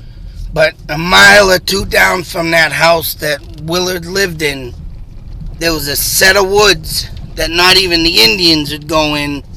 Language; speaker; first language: English; native; English